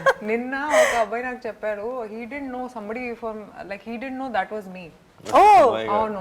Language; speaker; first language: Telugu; non-native, fluent; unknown